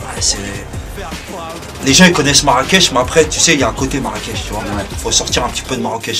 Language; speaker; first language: French; early bilingual, other home language; Arabic